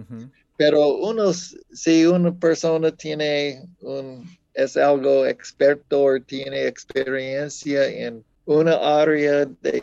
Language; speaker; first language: Spanish; non-native, fluent; English